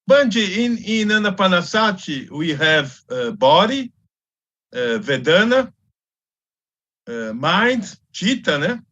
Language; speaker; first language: English; non-native, learner; Portuguese